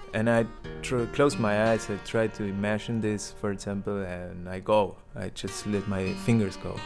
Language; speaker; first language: English; non-native, learner; Spanish